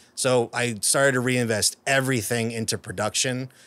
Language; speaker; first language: English; native; English